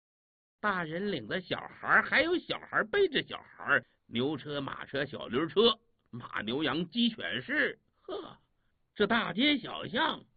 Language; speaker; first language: Chinese; native; Chinese